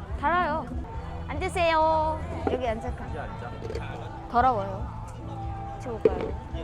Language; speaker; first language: Korean; non-native, learner; Vietnamese